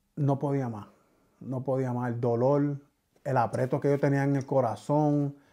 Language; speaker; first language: Spanish; early bilingual, heritage; Spanish